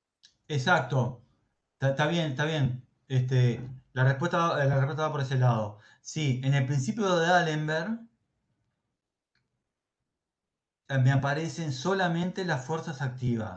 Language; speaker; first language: Spanish; native; Spanish